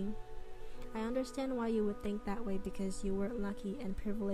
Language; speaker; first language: English; non-native, fluent; Chinese